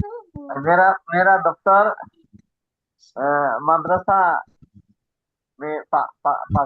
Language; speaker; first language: Hindi; non-native, learner; Bangla